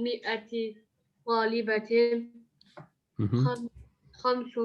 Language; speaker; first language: Arabic; non-native, learner; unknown